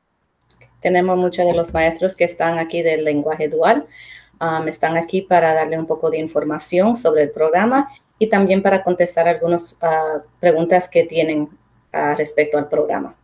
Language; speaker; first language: Spanish; early bilingual, heritage; Spanish